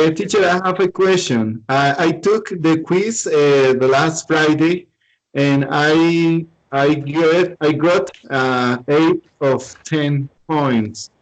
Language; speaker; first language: English; non-native, learner; Spanish